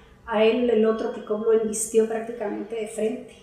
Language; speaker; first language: Spanish; native; Spanish